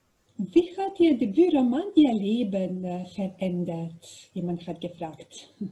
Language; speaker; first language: German; non-native, learner; Macedonian